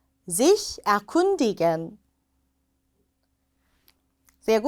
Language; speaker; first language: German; non-native, fluent; Korean